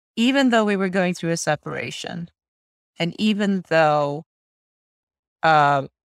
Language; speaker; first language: English; non-native, fluent; Swedish